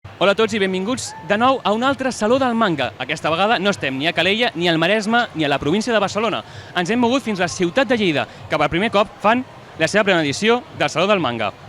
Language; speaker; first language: Catalan; native; Catalan